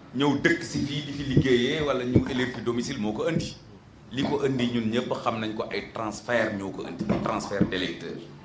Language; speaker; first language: Wolof; native; Wolof